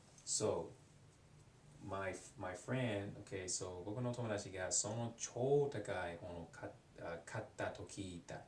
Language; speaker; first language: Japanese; non-native, learner; English